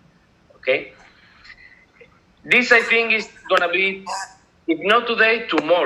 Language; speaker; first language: English; non-native, learner; Spanish